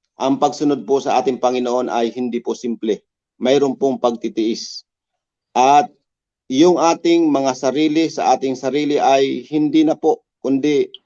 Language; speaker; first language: Filipino; native; Filipino